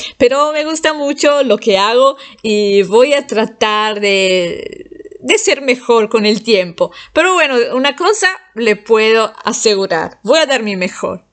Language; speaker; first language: Spanish; non-native, fluent; Italian